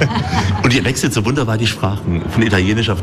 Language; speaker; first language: German; native; German